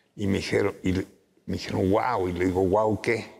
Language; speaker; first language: Spanish; native; Spanish